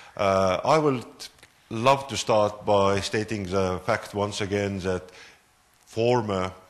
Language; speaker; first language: English; non-native, fluent; Estonian